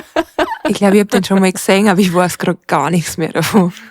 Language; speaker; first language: German; native; German